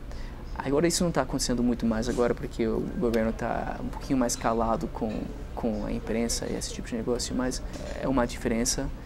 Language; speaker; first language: Portuguese; non-native, fluent; English